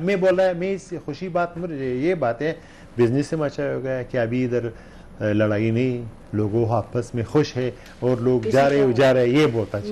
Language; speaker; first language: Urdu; non-native, learner; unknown